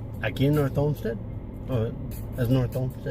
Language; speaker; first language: Spanish; early bilingual, heritage; English